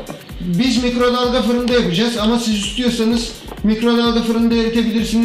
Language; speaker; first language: Turkish; native; Turkish